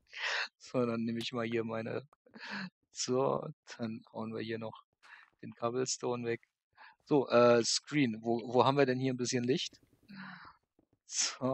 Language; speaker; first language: German; native; German